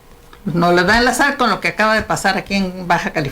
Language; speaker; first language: Spanish; native; Spanish